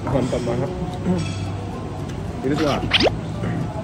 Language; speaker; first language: Indonesian; non-native, fluent; Japanese